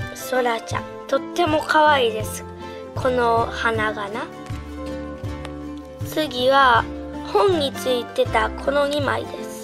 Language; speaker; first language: Japanese; early bilingual, heritage; Japanese